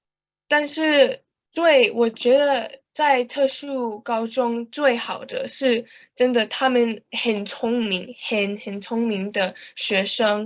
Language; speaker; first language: Chinese; early bilingual, heritage; Chinese